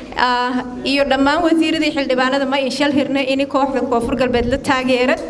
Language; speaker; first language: Somali; native; Somali